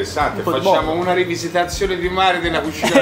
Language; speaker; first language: Italian; native; Italian